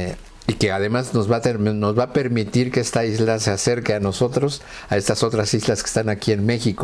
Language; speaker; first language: Spanish; native; Spanish